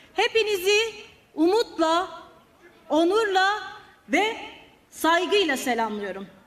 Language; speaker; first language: Turkish; non-native, local second language; Kurdish